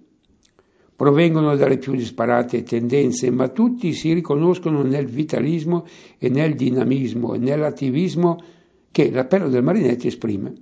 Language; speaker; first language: Italian; native; Italian